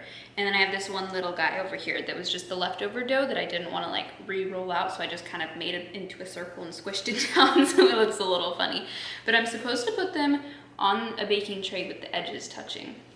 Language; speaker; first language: English; native; English